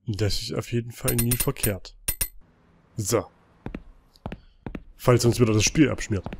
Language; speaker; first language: German; native; German